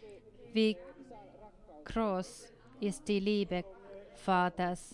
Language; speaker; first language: German; non-native, fluent; Finnish